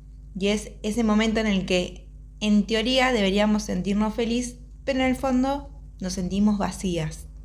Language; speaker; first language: Spanish; native; Spanish